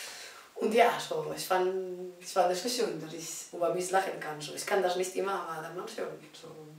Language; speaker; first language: German; non-native, learner; Spanish